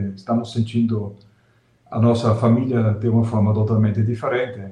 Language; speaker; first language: Portuguese; non-native, fluent; German